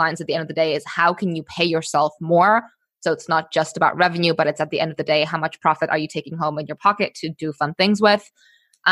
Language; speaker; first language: English; native; English